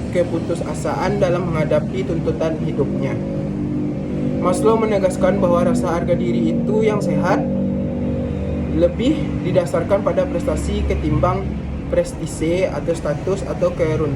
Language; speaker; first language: Indonesian; native; Indonesian